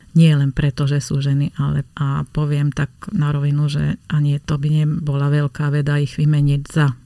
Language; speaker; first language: Slovak; non-native, local second language; Hungarian